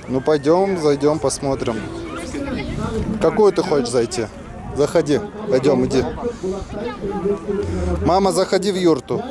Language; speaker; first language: Russian; native; Russian